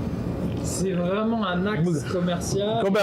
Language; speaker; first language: French; native; French